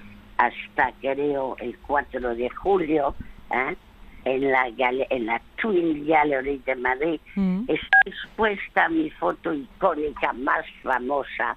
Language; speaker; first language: Spanish; early bilingual, other home language; French